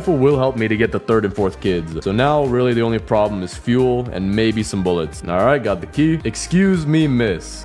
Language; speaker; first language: English; native; English